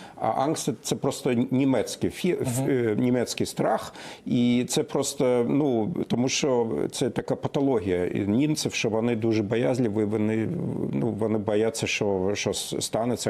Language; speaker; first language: Ukrainian; non-native, fluent; German